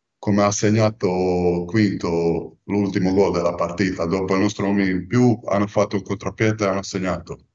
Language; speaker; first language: Italian; non-native, fluent; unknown